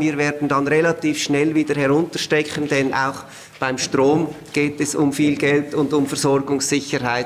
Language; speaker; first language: German; native; German